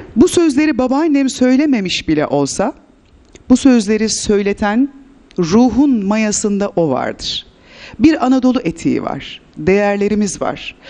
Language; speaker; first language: Turkish; native; Turkish